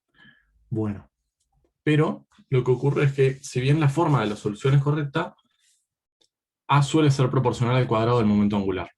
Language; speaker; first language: Spanish; native; Spanish